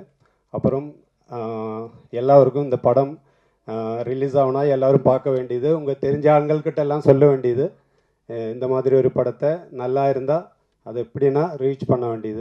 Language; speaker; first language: Tamil; non-native, learner; Malayalam